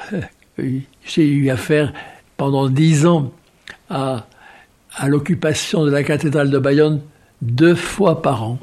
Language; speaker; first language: French; native; French